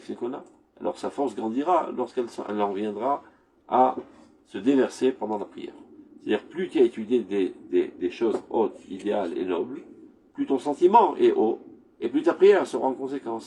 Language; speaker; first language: French; native; French